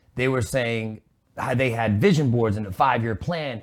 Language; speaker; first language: English; native; English